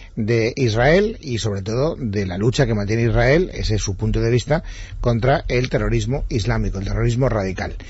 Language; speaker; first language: Spanish; native; Spanish